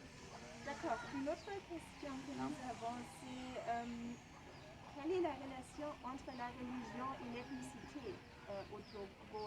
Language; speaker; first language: French; non-native, fluent; German